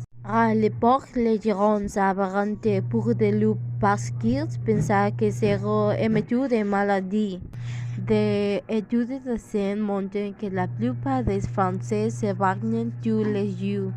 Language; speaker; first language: French; non-native, learner; Spanish